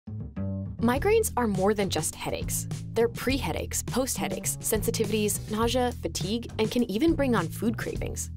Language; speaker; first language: English; native; English